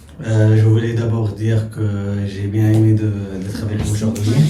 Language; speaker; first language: French; non-native, local second language; Arabic